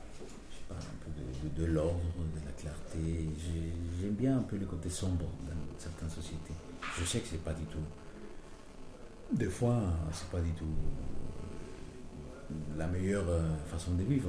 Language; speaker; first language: French; non-native, fluent; Spanish